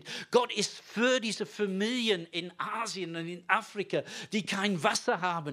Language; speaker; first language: German; non-native, fluent; English